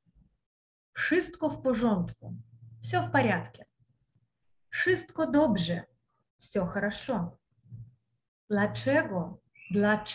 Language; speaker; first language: Polish; non-native, learner; Russian